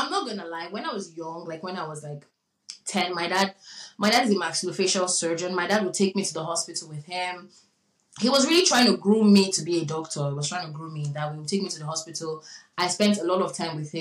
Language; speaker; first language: English; non-native, local second language; Yoruba